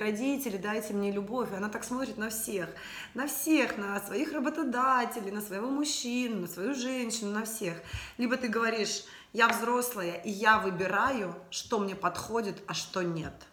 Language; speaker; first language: Russian; native; Russian